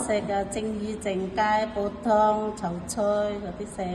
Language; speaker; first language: Cantonese; non-native, fluent; Indonesian